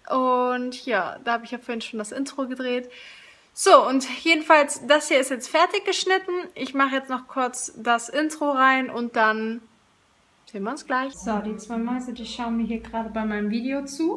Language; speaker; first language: German; native; German